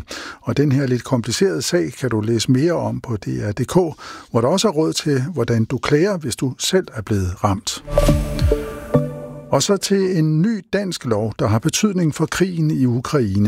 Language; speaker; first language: Danish; native; Danish